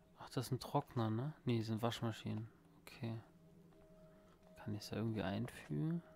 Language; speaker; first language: German; native; German